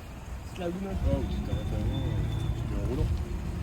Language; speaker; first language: French; native; French